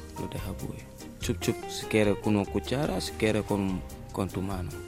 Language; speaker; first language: Spanish; non-native, learner; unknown